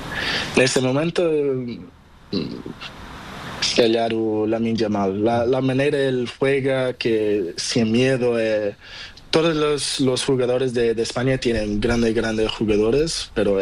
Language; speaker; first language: Spanish; non-native, learner; Portuguese